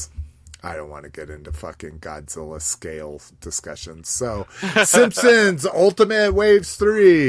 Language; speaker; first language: English; native; English